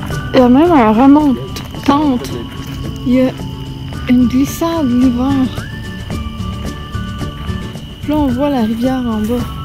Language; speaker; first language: French; native; French